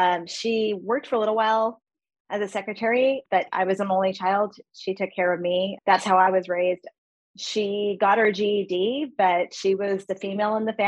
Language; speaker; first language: English; early bilingual, other home language; Spanish